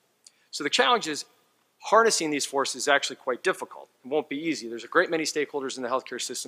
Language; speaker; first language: English; native; English